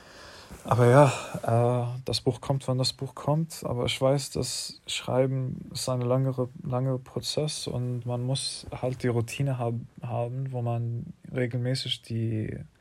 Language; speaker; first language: German; non-native, learner; English